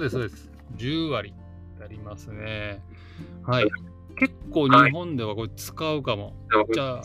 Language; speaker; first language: Japanese; native; Japanese